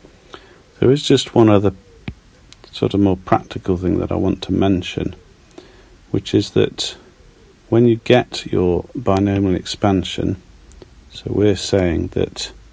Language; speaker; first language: English; native; English